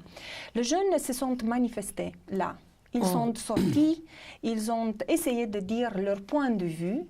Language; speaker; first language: French; non-native, fluent; Romanian